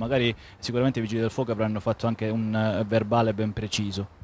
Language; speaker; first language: Italian; native; Italian